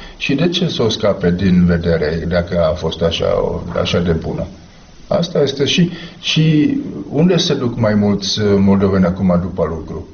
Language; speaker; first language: Romanian; non-native, fluent; Czech